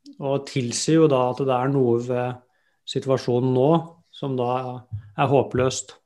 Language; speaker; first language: Norwegian; native; Norwegian